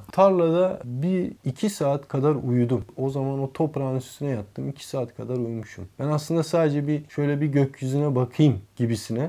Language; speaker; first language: Turkish; early bilingual, heritage; Turkish